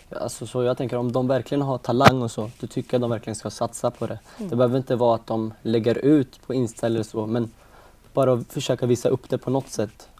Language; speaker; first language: Swedish; early bilingual, other home language; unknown